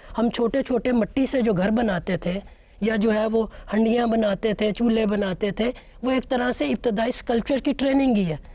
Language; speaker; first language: Urdu; native; Urdu